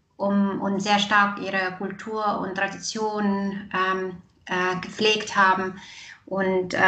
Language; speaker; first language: German; non-native, fluent; Estonian